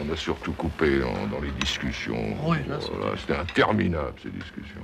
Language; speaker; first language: French; native; French